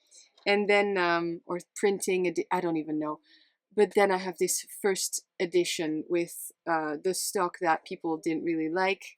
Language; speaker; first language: English; non-native, fluent; Dutch